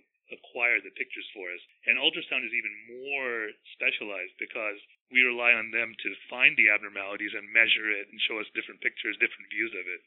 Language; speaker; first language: English; native; English